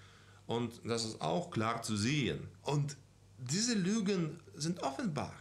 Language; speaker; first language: German; non-native, fluent; Russian